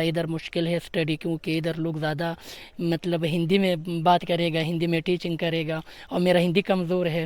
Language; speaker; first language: Hindi; non-native, learner; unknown